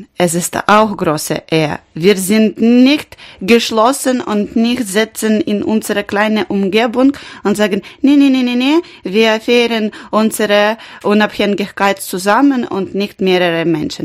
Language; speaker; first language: German; non-native, learner; Ukrainian